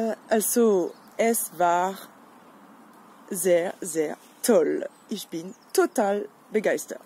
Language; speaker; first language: German; non-native, learner; French